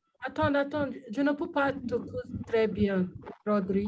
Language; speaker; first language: French; non-native, learner; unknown